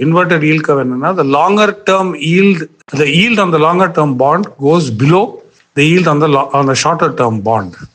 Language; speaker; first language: English; non-native, local second language; Tamil